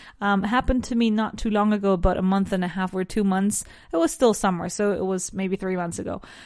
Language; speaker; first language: English; non-native, fluent; Spanish